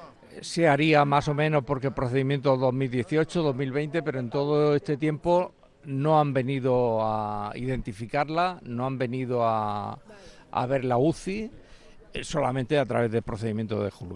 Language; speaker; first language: Spanish; native; Spanish